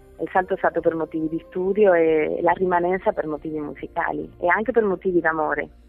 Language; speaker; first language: Italian; non-native, fluent; Spanish